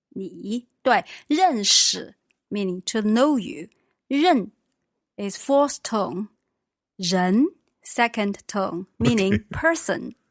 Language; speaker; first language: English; non-native, fluent; Chinese